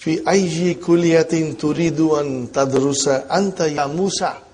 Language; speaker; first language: Arabic; non-native, fluent; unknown